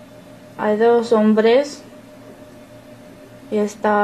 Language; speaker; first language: Spanish; non-native, learner; English